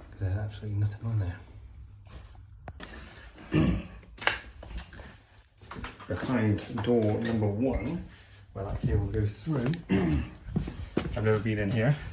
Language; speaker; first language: English; native; English